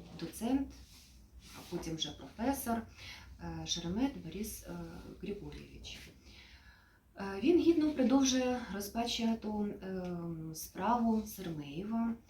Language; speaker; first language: Ukrainian; native; Ukrainian